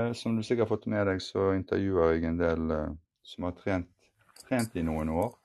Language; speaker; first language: Norwegian; native; Norwegian